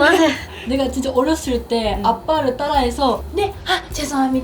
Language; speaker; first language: Korean; non-native, learner; Japanese